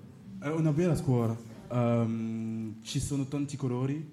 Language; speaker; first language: Italian; non-native, learner; French